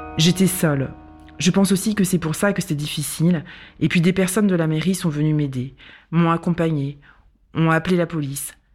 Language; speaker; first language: French; non-native, local second language; Arabic